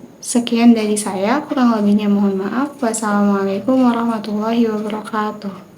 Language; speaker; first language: Indonesian; native; Indonesian